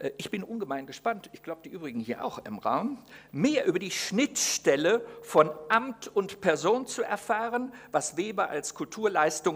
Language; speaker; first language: German; native; German